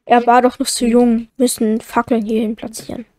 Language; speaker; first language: German; native; German